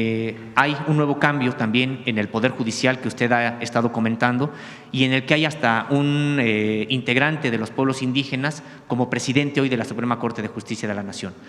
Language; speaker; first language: Spanish; native; Spanish